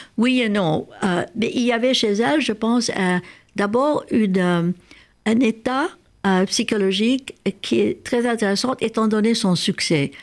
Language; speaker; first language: French; non-native, fluent; Hungarian